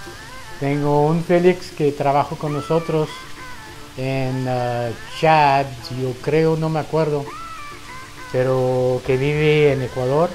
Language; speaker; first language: Spanish; non-native, fluent; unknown